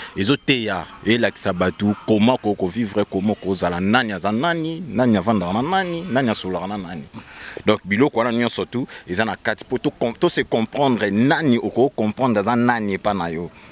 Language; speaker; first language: Lingala; native; Lingala